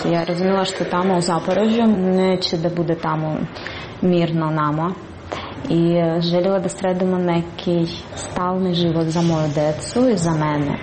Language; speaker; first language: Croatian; non-native, learner; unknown